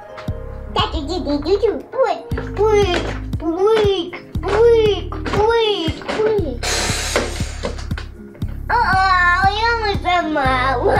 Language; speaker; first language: Russian; native; Russian